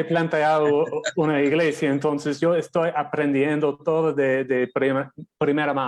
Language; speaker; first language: Spanish; non-native, fluent; English